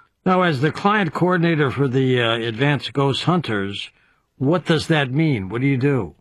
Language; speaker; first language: English; native; English